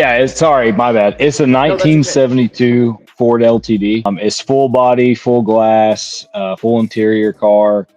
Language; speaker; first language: English; native; English